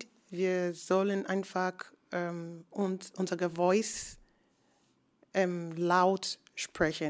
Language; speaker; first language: German; non-native, fluent; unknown